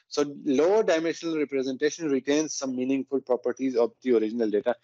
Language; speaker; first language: English; non-native, local second language; Urdu